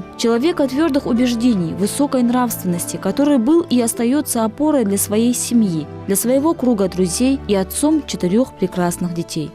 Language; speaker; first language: Russian; native; Russian